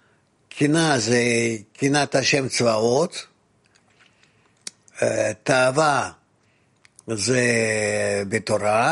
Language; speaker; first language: Hebrew; non-native, fluent; Russian